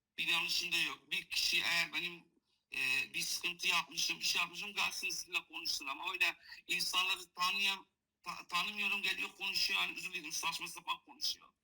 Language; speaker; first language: Turkish; non-native, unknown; Kurdish